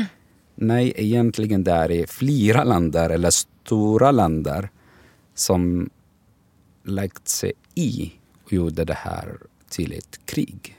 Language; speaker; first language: Swedish; non-native, learner; Arabic